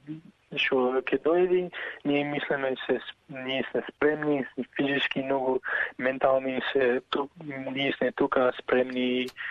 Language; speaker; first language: Macedonian; early bilingual, heritage; Macedonian